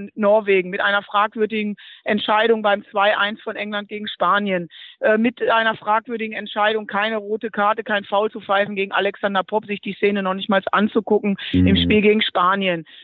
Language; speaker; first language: German; native; German